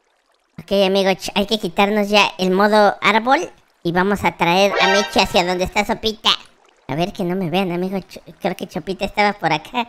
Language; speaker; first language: Spanish; native; Spanish